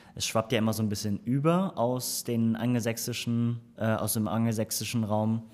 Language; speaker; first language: German; early bilingual, other home language; Turkish